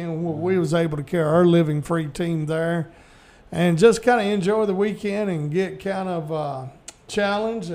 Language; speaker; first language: English; native; English